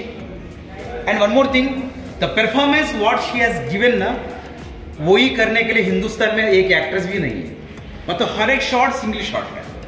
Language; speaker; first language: Hindi; native; Hindi